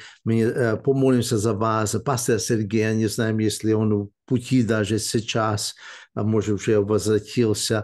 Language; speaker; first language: Russian; early bilingual, heritage; English